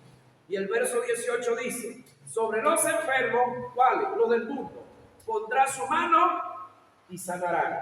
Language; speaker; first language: Spanish; native; Spanish